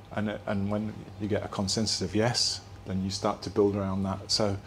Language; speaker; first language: English; native; English